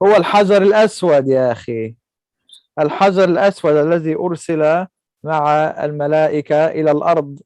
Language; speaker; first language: Arabic; non-native, fluent; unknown